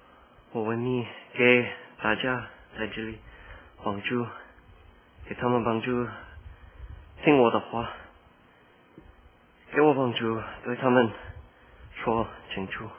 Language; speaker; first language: Chinese; non-native, learner; English